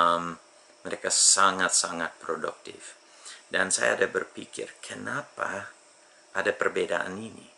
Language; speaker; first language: Indonesian; non-native, fluent; English